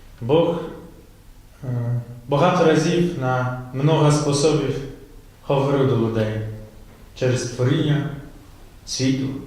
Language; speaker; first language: Ukrainian; non-native, fluent; Polish